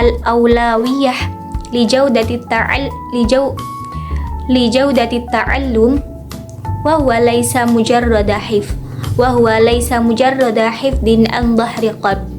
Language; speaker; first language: Arabic; non-native, learner; Indonesian